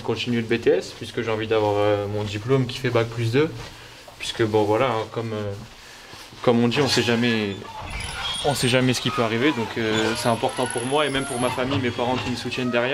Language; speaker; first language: French; native; French